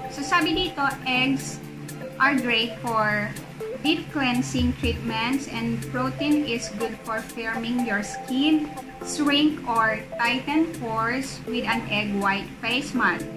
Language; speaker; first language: English; non-native, local second language; Filipino